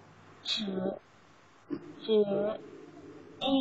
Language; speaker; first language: Chinese; non-native, learner; Thai